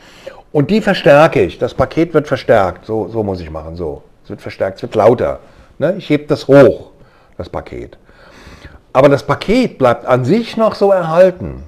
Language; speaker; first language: German; native; German